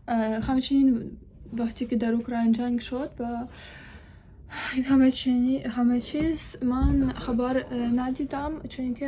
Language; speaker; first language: Persian; non-native, learner; Ukrainian